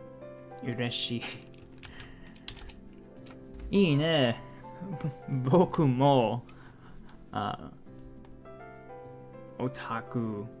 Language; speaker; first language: Japanese; non-native, learner; English